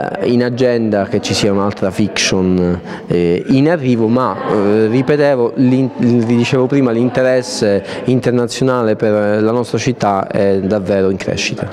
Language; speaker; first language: Italian; native; Italian